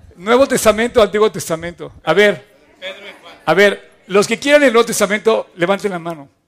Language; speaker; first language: Spanish; native; Spanish